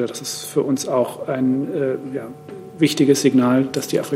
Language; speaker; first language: German; native; German